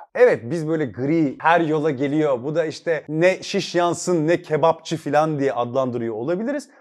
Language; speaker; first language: Turkish; native; Turkish